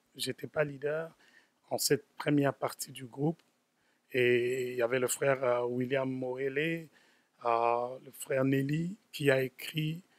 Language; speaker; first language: French; non-native, local second language; Lingala